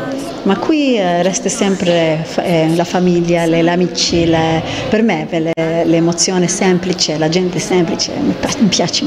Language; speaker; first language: Italian; non-native, learner; English